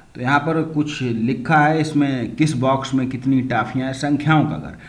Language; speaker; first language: Hindi; native; Hindi